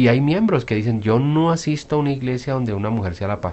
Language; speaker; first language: Spanish; native; Spanish